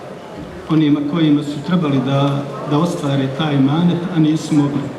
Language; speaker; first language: Bosnian; native; Bosnian